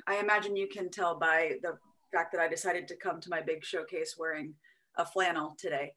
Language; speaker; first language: English; native; English